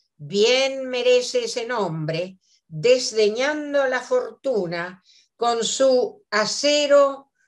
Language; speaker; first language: Spanish; native; Spanish